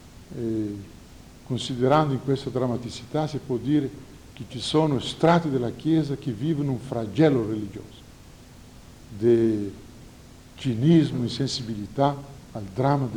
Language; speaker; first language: Italian; non-native, fluent; Portuguese